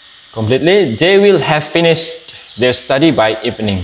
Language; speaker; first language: English; non-native, fluent; Indonesian